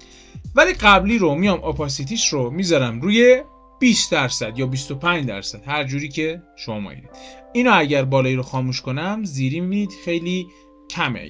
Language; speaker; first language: Persian; native; Persian